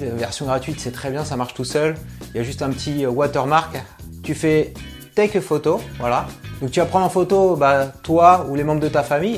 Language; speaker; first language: French; native; French